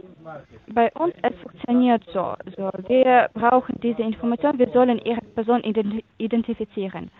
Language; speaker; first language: German; non-native, fluent; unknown